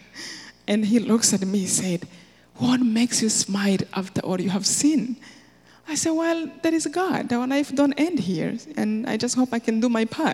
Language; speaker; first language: English; non-native, local second language; Kinyarwanda